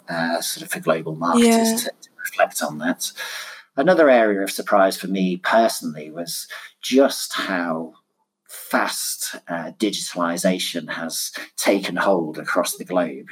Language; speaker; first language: English; native; English